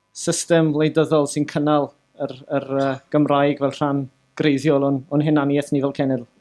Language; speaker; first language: Welsh; native; Welsh